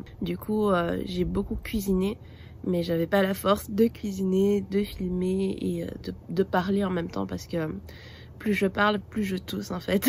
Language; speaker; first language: French; native; French